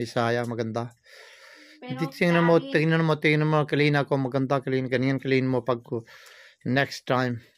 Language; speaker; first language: Filipino; non-native, learner; Punjabi